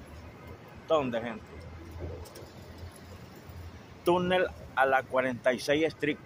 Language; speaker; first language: Spanish; native; Spanish